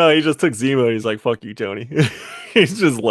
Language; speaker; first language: English; native; English